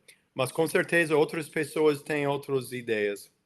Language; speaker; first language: Portuguese; non-native, fluent; English